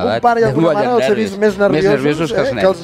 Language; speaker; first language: Catalan; native; Catalan